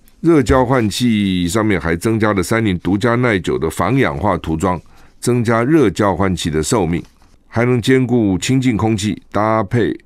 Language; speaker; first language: Chinese; native; Chinese